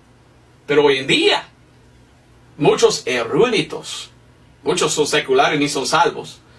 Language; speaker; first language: Spanish; non-native, fluent; English